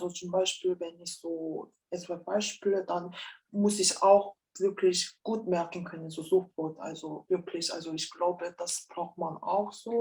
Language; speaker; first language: German; non-native, fluent; Korean